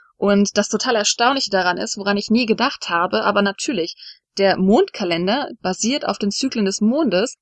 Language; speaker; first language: German; native; German